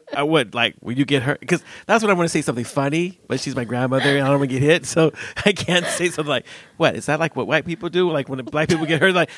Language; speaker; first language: English; native; English